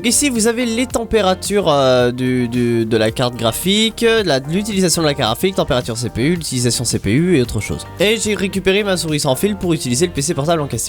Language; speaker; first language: French; native; French